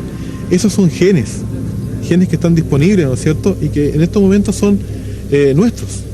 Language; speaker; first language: Spanish; native; Spanish